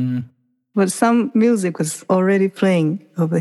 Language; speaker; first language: English; non-native, fluent; Japanese